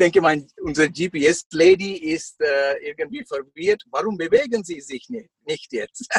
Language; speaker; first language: German; non-native, fluent; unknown